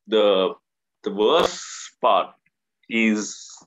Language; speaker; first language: English; non-native, local second language; Sinhala